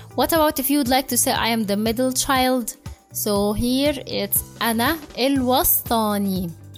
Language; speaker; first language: English; non-native, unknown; Arabic